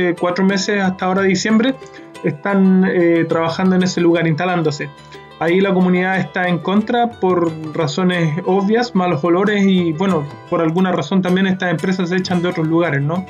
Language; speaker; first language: Spanish; native; Spanish